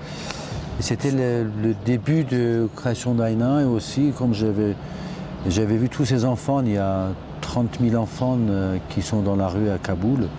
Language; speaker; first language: French; non-native, fluent; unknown